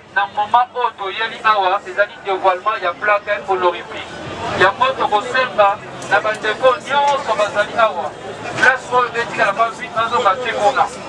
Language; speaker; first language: Lingala; native; Lingala